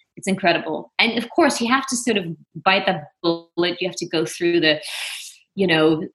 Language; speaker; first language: English; non-native, fluent; Dutch